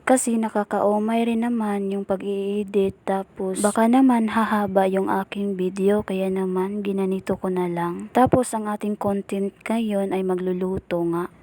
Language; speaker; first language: Filipino; non-native, local second language; Cebuano